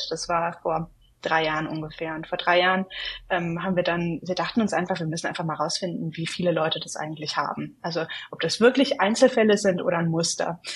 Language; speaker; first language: German; native; German